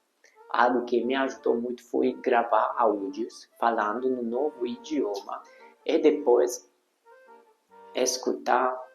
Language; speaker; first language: Portuguese; non-native, fluent; Hungarian